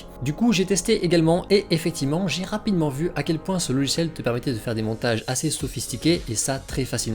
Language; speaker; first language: French; native; French